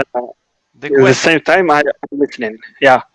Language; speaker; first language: English; non-native, local second language; Arabic